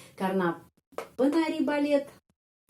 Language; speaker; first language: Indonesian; non-native, fluent; Russian